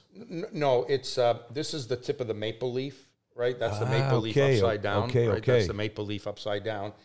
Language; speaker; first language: English; native; English